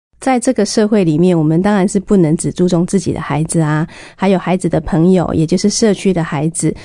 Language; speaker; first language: Chinese; native; Chinese